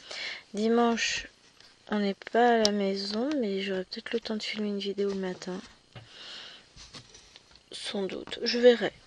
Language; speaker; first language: French; native; French